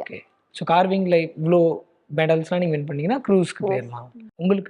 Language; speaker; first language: Tamil; native; Tamil